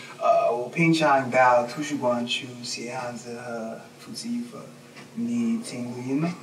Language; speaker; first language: Chinese; non-native, learner; English